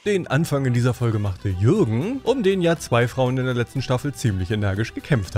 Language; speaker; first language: German; native; German